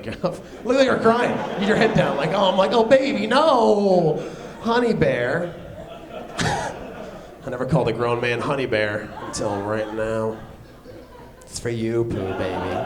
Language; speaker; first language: English; native; English